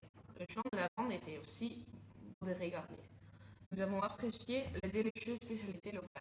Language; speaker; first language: French; non-native, learner; Dutch